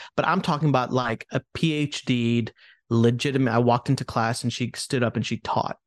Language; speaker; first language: English; early bilingual, other home language; Hindi